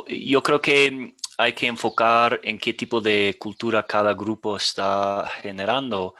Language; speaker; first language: Spanish; non-native, fluent; English